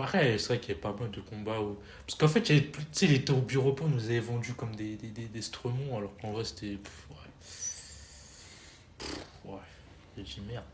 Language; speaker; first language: French; native; French